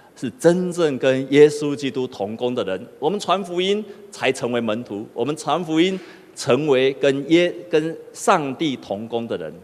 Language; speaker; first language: Chinese; native; Chinese